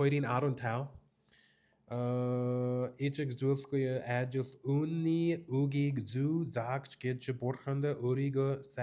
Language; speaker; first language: Mongolian; non-native, learner; English